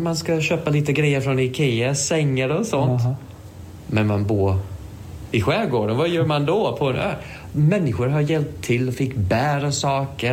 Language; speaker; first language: Swedish; non-native, fluent; English